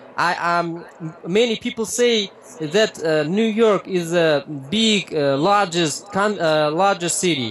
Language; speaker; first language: English; non-native, learner; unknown